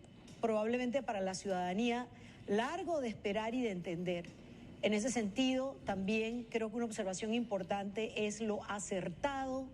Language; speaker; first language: Spanish; native; Spanish